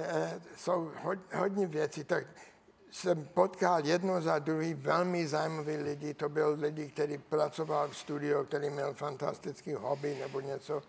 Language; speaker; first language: Czech; non-native, learner; English